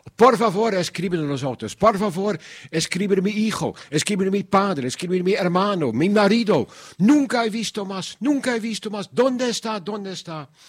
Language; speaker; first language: Spanish; non-native, learner; Dutch